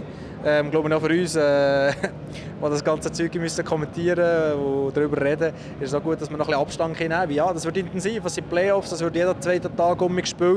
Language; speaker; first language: German; native; German